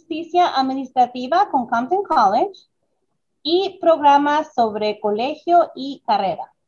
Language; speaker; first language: Spanish; early bilingual, other home language; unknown